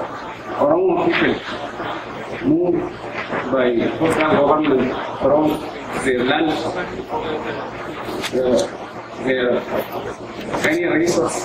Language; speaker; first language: English; non-native, learner; Oromo